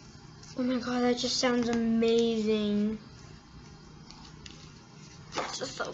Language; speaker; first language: English; native; English